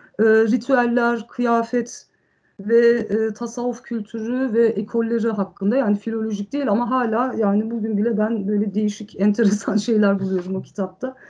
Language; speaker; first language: Turkish; early bilingual, heritage; Turkish